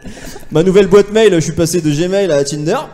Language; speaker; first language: French; native; French